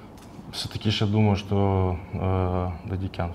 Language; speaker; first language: Russian; native; Russian